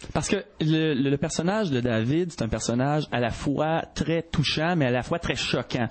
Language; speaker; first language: French; native; French